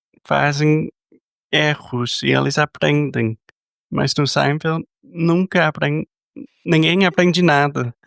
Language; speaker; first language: Portuguese; non-native, fluent; English